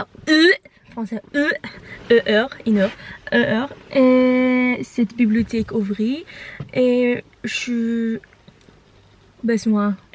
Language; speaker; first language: French; non-native, learner; Norwegian